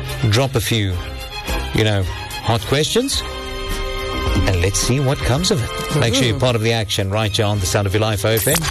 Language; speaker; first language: English; non-native, local second language; Afrikaans